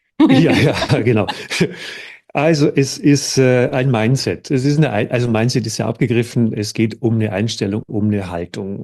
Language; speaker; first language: German; native; German